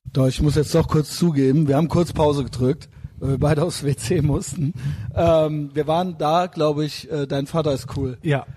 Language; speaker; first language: German; native; German